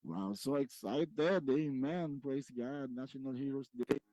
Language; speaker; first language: English; non-native, local second language; Filipino